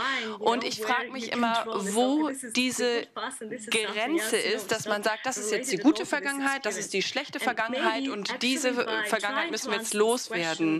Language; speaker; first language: German; non-native, fluent; Russian